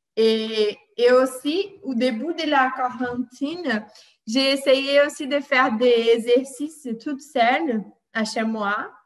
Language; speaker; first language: French; non-native, fluent; Portuguese